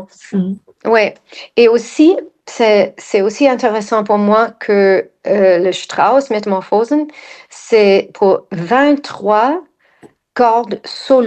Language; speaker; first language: French; non-native, fluent; English